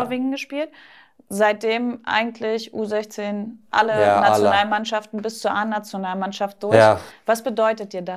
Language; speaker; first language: German; native; German